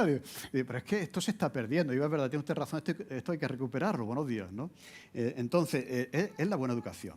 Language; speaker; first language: Spanish; native; Spanish